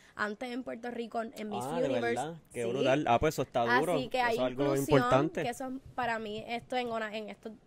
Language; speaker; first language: Spanish; native; Spanish